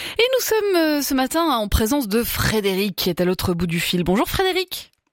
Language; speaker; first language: French; native; French